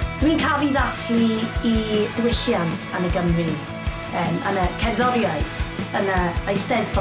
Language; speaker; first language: Welsh; non-native, local second language; English